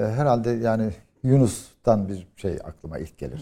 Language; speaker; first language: Turkish; native; Turkish